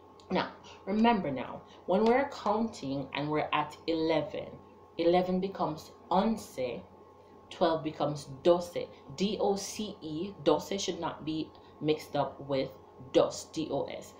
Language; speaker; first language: English; native; English